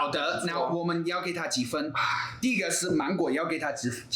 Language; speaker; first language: Chinese; non-native, fluent; English